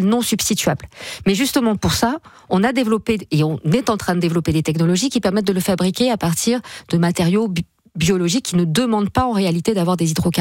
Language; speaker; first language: French; native; French